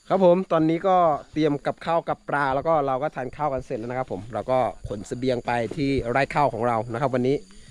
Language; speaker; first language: Thai; non-native, local second language; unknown